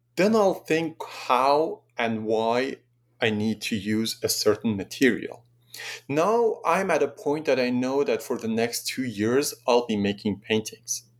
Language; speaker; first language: English; non-native, fluent; Persian